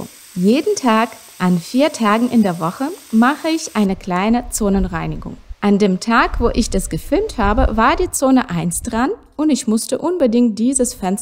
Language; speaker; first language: German; non-native, fluent; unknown